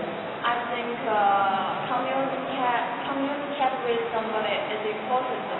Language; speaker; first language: English; non-native, learner; Chinese